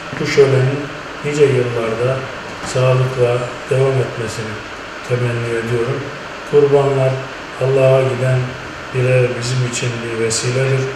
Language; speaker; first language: Turkish; native; Turkish